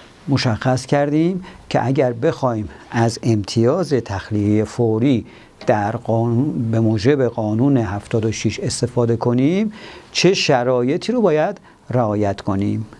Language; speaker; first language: Persian; native; Persian